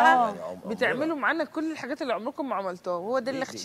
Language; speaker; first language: Arabic; native; Arabic